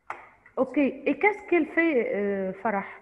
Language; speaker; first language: French; non-native, fluent; Arabic